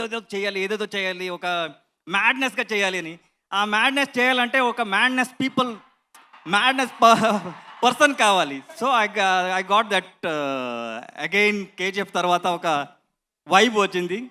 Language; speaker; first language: Telugu; non-native, learner; Kannada